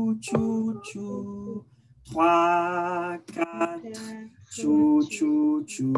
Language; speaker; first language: French; non-native, fluent; Spanish